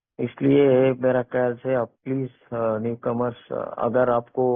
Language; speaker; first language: Hindi; non-native, local second language; Kannada